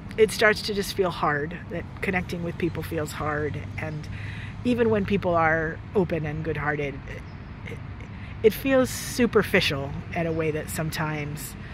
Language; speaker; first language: English; native; English